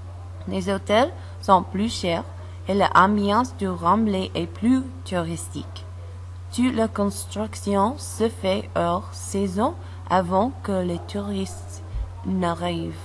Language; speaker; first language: French; non-native, learner; English